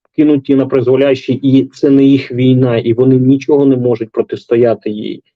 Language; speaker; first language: Ukrainian; non-native, local second language; Russian